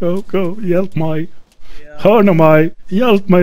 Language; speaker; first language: Swedish; native; Swedish